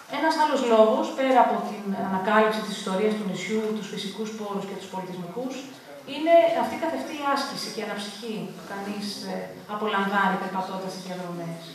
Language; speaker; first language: Greek; native; Greek